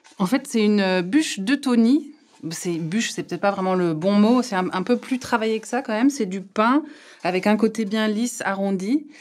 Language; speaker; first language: French; early bilingual, heritage; French